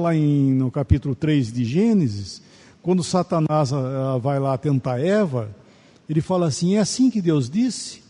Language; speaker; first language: Portuguese; native; Portuguese